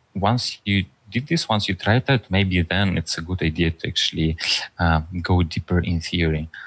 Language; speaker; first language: English; non-native, fluent; Russian